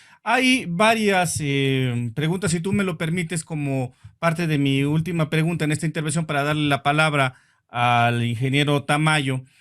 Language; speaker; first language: Spanish; native; Spanish